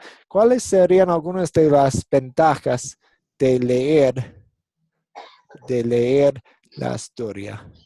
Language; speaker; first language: Spanish; non-native, fluent; English